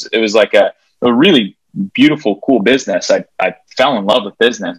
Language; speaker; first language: English; native; English